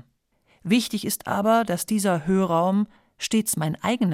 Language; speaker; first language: German; native; German